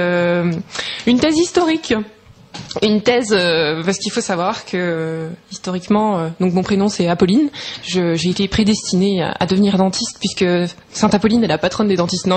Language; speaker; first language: French; native; French